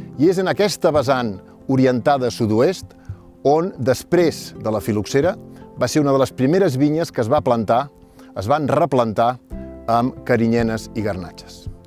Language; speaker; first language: Catalan; native; Catalan